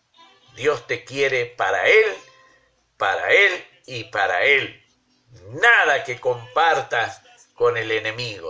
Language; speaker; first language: Spanish; native; Spanish